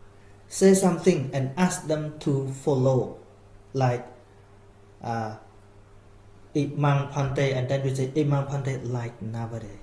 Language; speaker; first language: English; non-native, fluent; Khmer